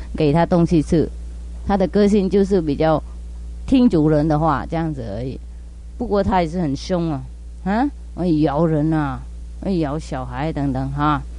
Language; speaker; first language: Chinese; non-native, fluent; Vietnamese